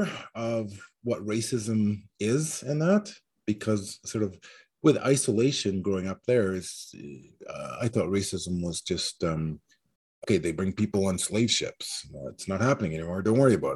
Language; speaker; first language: English; native; English